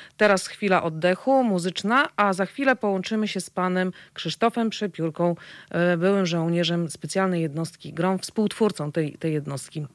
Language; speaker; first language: Polish; native; Polish